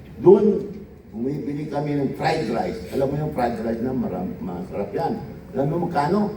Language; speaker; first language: Filipino; non-native, local second language; Iloko